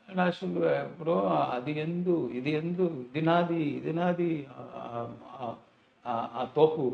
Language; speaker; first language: Telugu; non-native, learner; Tamil